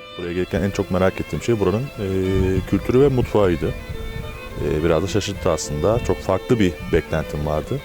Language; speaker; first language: Turkish; native; Turkish